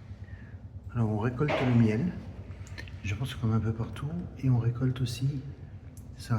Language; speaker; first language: French; early bilingual, heritage; Portuguese